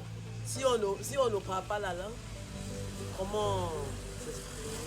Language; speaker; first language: French; non-native, fluent; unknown